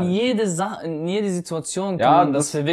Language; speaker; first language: German; non-native, fluent; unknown